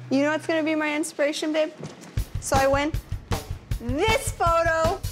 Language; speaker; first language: English; native; English